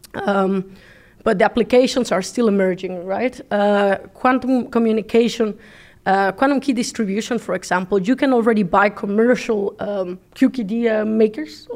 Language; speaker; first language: English; non-native, fluent; Spanish